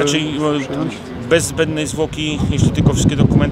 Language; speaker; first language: Polish; native; Polish